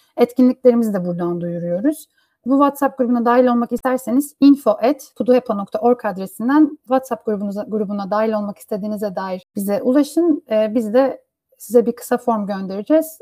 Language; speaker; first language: Turkish; native; Turkish